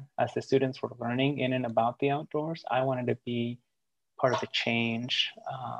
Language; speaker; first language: English; early bilingual, other home language; Spanish